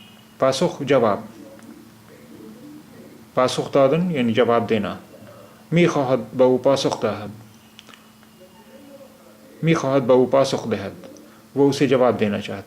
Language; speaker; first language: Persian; non-native, fluent; Urdu